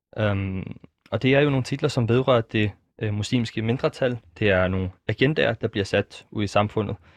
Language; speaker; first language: Danish; early bilingual, other home language; Arabic